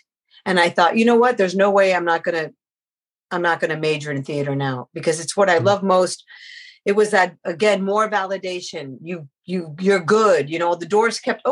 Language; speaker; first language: English; native; English